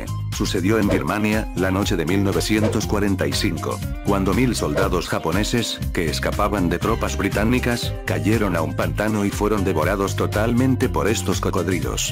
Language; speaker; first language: Spanish; native; Spanish